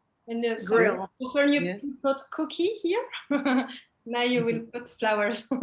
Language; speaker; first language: English; non-native, learner; French